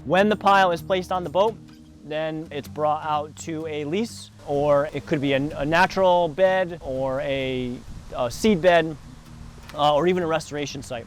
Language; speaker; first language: English; native; English